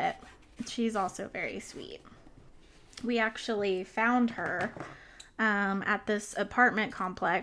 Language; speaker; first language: English; native; English